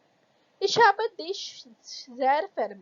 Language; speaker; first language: German; non-native, fluent; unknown